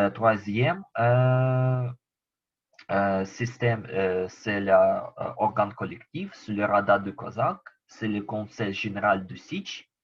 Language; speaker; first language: French; non-native, learner; Ukrainian